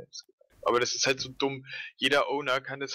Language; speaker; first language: German; native; German